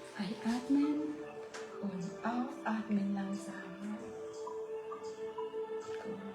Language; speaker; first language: German; non-native, learner; Thai